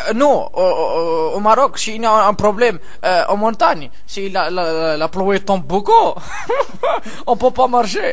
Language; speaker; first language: French; non-native, local second language; Arabic